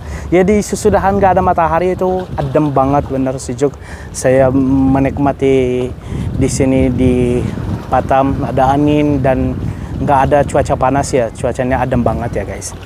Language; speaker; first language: Indonesian; non-native, fluent; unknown